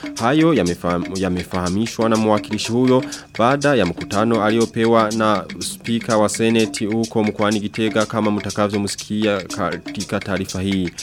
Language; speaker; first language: Swahili; non-native, local second language; Rundi